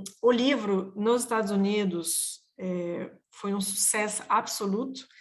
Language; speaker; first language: Portuguese; non-native, fluent; French